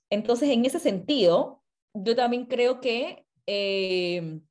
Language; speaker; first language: Spanish; native; Spanish